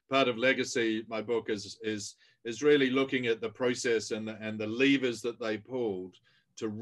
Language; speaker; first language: English; native; English